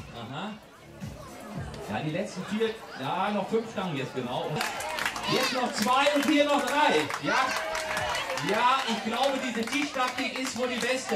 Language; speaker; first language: German; native; German